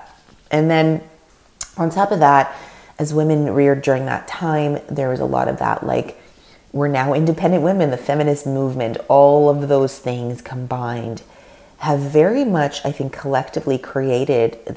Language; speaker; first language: English; non-native, fluent; Russian